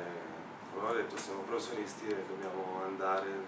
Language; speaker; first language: Italian; non-native, fluent; Slovenian